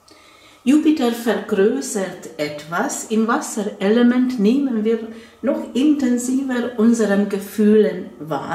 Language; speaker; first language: German; non-native, fluent; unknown